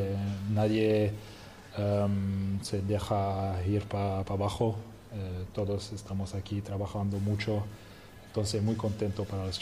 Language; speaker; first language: Spanish; non-native, fluent; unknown